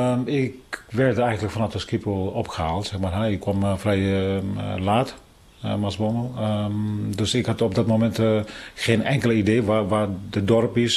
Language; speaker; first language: Dutch; non-native, fluent; Tibetan